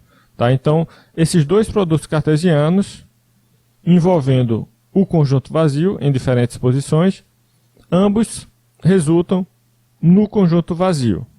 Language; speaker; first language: Portuguese; native; Portuguese